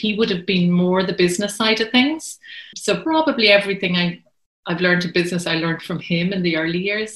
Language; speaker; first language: English; native; English